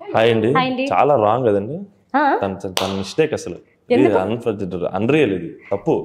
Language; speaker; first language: Telugu; native; Telugu